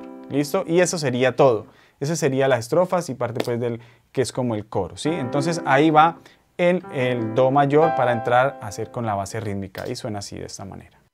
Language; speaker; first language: Spanish; native; Spanish